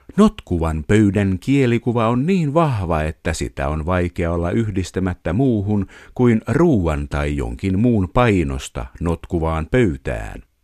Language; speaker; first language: Finnish; native; Finnish